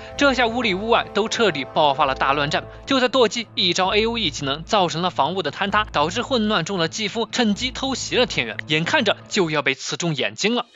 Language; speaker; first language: Chinese; native; Chinese